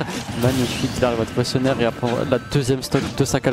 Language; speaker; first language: French; native; French